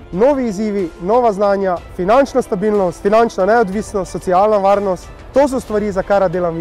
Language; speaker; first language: Slovenian; native; Slovenian